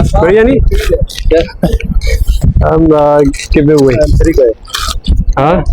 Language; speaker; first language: English; non-native, learner; Burmese